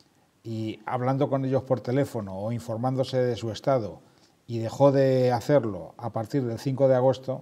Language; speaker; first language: Spanish; native; Spanish